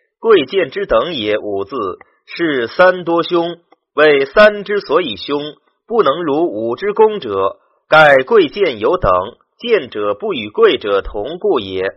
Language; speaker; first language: Chinese; native; Chinese